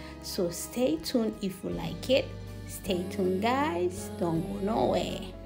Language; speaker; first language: English; non-native, fluent; Haitian Creole